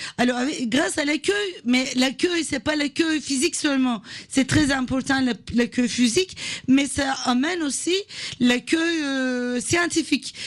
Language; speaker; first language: French; non-native, fluent; Turkish